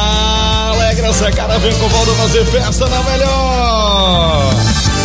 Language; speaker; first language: Portuguese; native; Portuguese